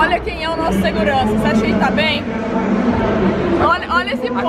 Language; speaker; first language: Portuguese; native; Portuguese